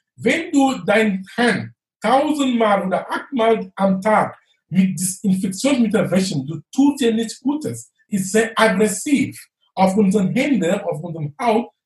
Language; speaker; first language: German; non-native, fluent; English